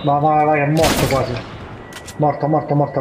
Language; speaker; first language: Italian; native; Italian